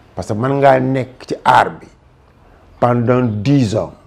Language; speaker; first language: French; non-native, local second language; Wolof